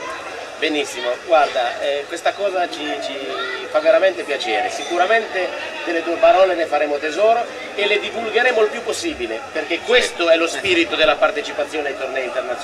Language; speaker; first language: Italian; native; Italian